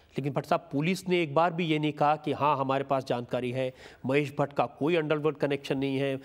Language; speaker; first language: Hindi; native; Hindi